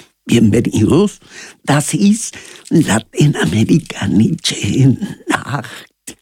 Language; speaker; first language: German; non-native, learner; Spanish